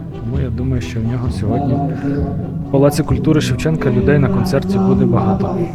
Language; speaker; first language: Ukrainian; native; Ukrainian